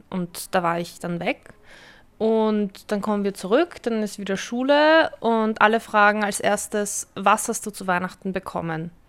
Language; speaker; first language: German; early bilingual, other home language; Polish